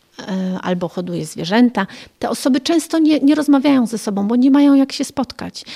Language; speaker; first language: Polish; early bilingual, other home language; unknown